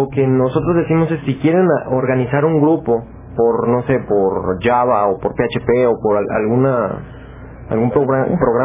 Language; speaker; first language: Spanish; native; Spanish